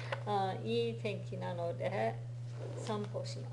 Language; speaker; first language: Japanese; non-native, fluent; English